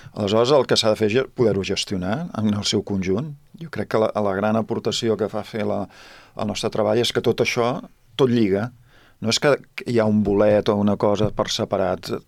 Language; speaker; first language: Catalan; native; Catalan